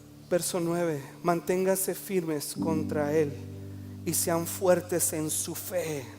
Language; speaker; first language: Spanish; native; Spanish